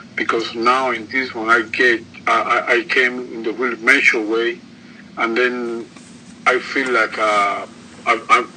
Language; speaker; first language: English; non-native, learner; Spanish